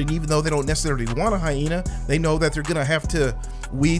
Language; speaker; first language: English; native; English